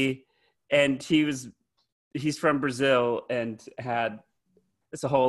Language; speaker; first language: English; native; English